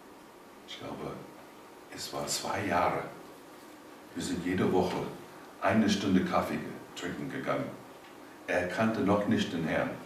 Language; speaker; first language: German; non-native, learner; English